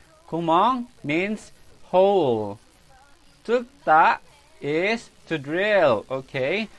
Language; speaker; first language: English; non-native, local second language; Filipino